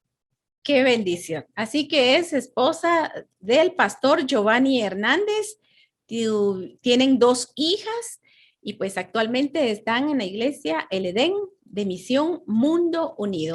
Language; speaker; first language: Spanish; native; Spanish